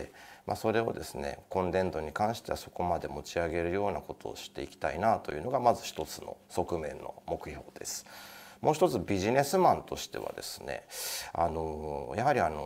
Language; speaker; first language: Japanese; native; Japanese